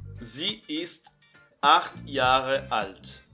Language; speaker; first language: German; non-native, fluent; Portuguese